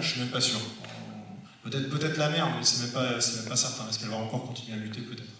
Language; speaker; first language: French; native; French